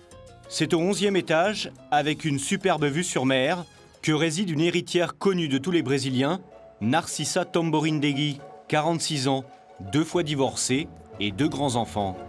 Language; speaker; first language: French; native; French